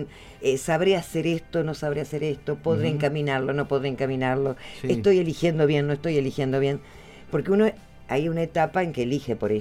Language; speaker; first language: Spanish; native; Spanish